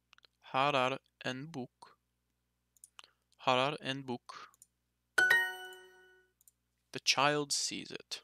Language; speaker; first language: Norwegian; non-native, learner; English